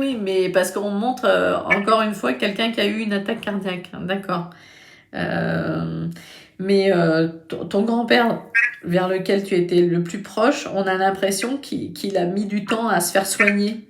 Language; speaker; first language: French; native; French